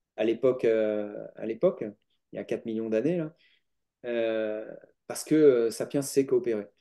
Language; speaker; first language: French; native; French